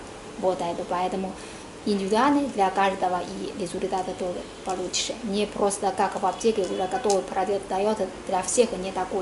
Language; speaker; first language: Russian; non-native, learner; Chinese